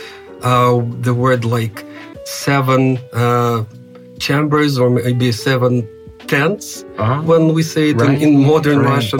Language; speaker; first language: English; non-native, fluent; Kazakh